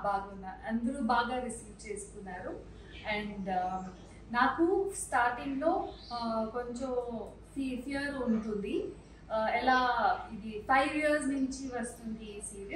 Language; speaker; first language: Telugu; non-native, learner; Kannada